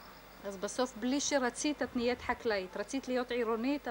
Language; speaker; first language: Hebrew; native; Hebrew